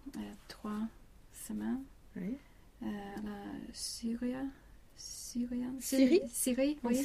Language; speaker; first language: French; non-native, learner; Swedish